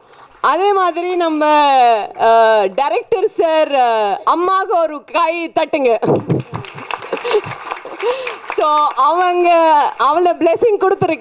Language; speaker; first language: Tamil; non-native, local second language; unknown